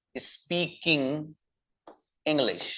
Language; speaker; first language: Hindi; native; Hindi